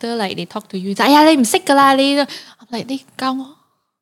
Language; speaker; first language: English; non-native, local second language; Cantonese